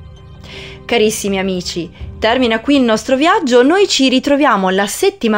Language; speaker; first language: Italian; native; Italian